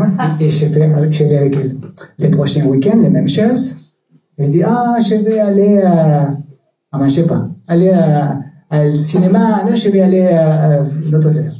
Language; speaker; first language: French; non-native, learner; Spanish